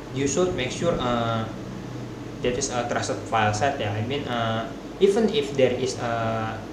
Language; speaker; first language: English; non-native, learner; Indonesian